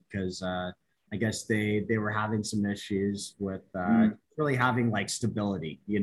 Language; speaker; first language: English; native; English